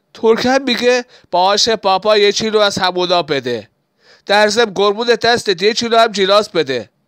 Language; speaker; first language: Persian; non-native, local second language; Assyrian Neo-Aramaic